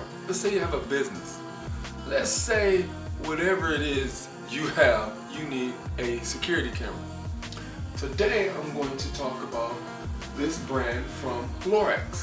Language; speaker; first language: English; native; English